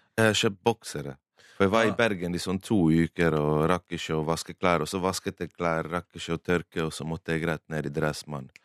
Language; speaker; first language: Norwegian; early bilingual, other home language; Bosnian